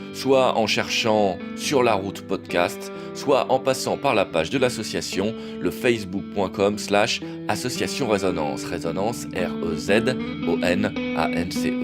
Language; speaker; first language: French; native; French